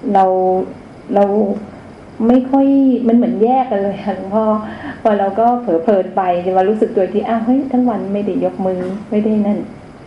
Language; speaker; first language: Thai; native; Thai